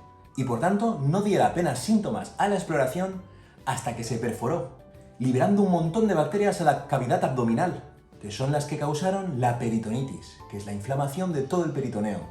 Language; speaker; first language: Spanish; native; Spanish